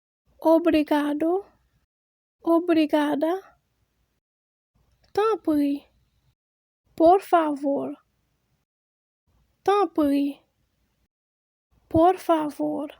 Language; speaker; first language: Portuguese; non-native, fluent; Haitian Creole